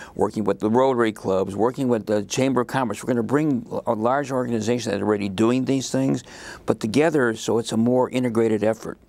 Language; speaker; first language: English; native; English